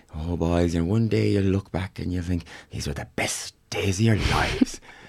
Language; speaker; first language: English; native; English